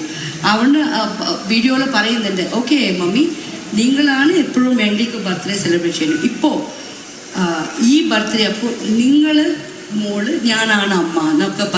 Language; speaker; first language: Malayalam; non-native, local second language; Tamil